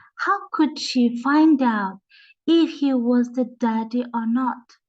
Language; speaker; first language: English; non-native, fluent; Kazakh